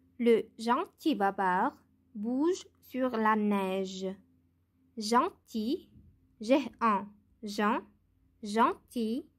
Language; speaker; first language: French; non-native, local second language; Arabic